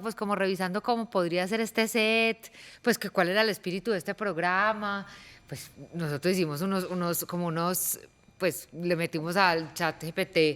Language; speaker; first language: Spanish; native; Spanish